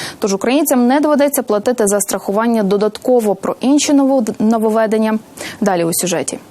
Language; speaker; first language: Ukrainian; native; Ukrainian